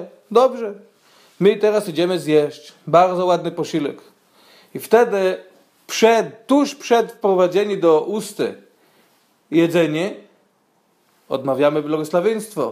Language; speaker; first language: Polish; non-native, fluent; Hebrew